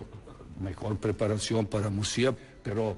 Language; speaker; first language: Spanish; non-native, fluent; Serbian